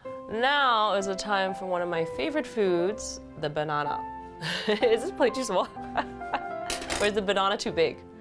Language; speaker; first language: English; early bilingual, other home language; Chinese